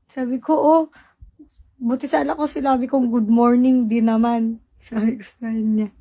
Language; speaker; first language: Filipino; non-native, local second language; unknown